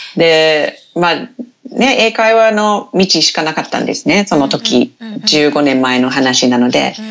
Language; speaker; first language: Japanese; non-native, fluent; English